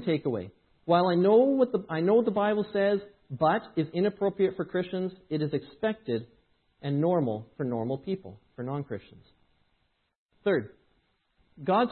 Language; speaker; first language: English; native; English